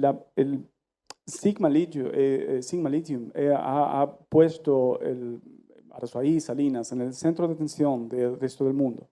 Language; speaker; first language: Spanish; non-native, learner; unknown